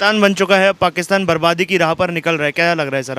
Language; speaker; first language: Hindi; native; Hindi